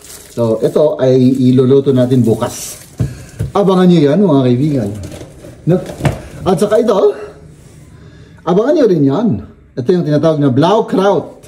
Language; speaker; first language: Filipino; native; Filipino